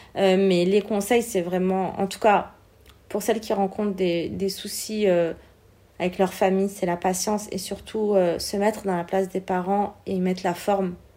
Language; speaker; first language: French; early bilingual, other home language; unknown